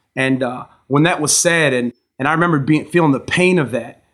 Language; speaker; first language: English; native; English